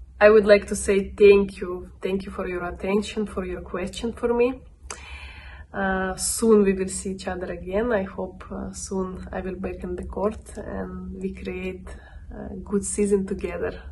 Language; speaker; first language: English; non-native, learner; Russian